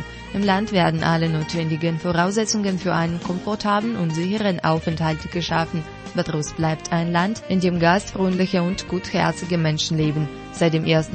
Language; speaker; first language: German; non-native, fluent; Russian